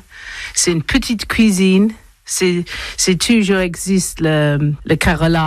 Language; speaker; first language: French; non-native, learner; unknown